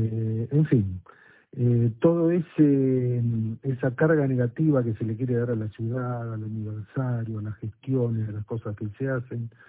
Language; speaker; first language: Spanish; native; Spanish